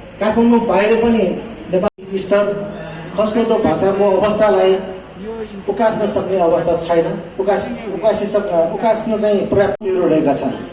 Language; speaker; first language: Nepali; non-native, local second language; Newari